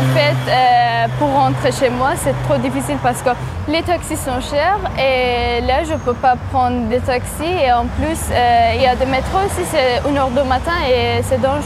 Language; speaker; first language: French; non-native, fluent; Persian